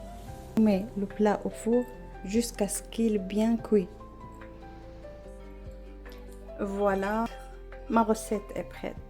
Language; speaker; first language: French; non-native, learner; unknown